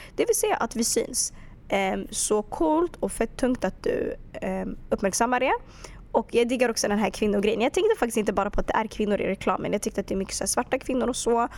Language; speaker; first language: Swedish; early bilingual, other home language; Arabic